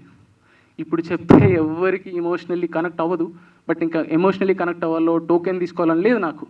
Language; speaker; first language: Telugu; native; Telugu